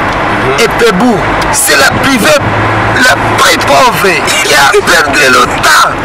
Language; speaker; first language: French; non-native, learner; Rundi